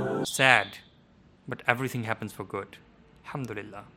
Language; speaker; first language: English; non-native, local second language; Urdu